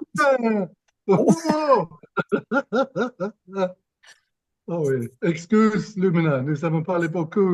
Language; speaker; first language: French; non-native, fluent; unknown